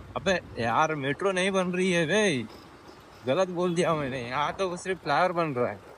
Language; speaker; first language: Hindi; non-native, local second language; Marathi